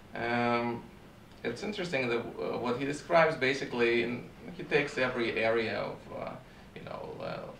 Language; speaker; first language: English; non-native, fluent; Russian